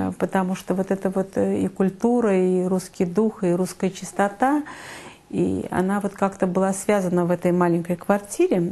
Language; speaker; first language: Russian; native; Russian